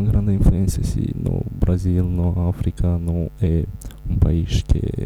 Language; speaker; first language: Portuguese; non-native, learner; Romanian